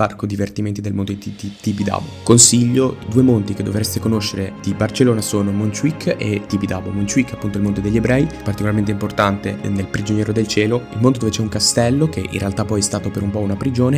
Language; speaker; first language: Italian; native; Italian